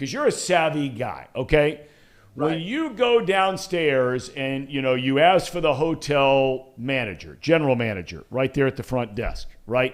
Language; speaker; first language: English; native; English